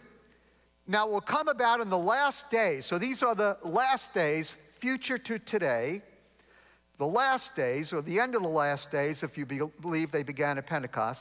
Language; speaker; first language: English; native; English